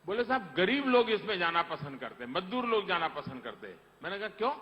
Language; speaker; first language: Hindi; non-native, local second language; Gujarati